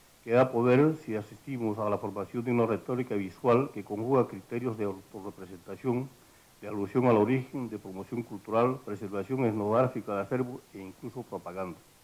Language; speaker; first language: Spanish; native; Spanish